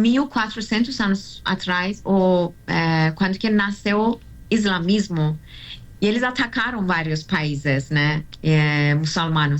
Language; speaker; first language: Portuguese; non-native, learner; Persian